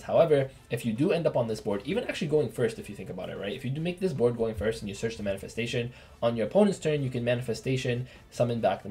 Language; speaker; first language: English; native; English